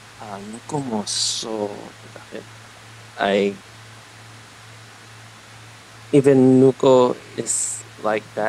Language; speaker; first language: English; non-native, learner; Spanish